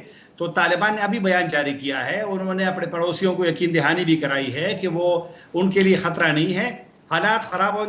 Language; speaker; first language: Hindi; non-native, local second language; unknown